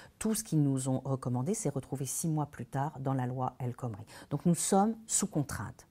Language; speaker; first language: French; native; French